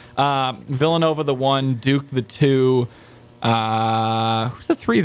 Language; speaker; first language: English; native; English